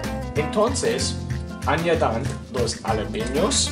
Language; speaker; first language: Spanish; non-native, learner; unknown